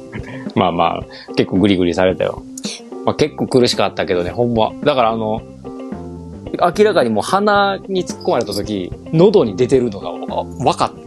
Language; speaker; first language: Japanese; native; Japanese